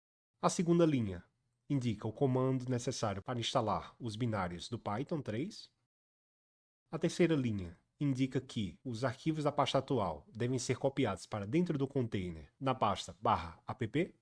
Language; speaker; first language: Portuguese; native; Portuguese